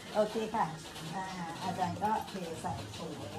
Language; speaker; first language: Thai; native; Thai